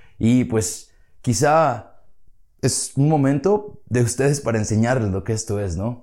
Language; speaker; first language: Spanish; native; Spanish